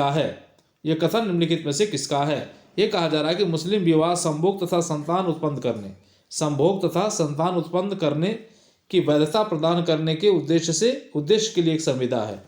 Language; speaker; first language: Hindi; native; Hindi